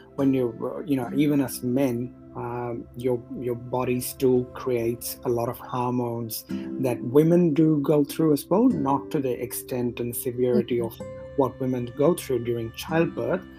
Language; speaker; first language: English; non-native, local second language; Tamil